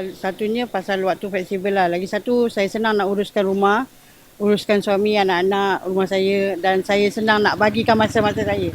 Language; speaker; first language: Malay; native; Malay